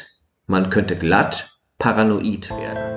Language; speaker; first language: German; native; German